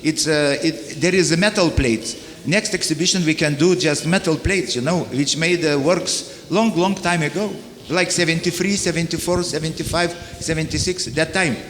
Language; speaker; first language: English; non-native, learner; Lithuanian